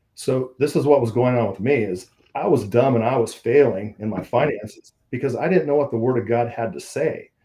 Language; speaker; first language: English; native; English